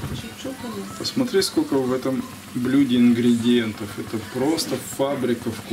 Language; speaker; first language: Russian; native; Russian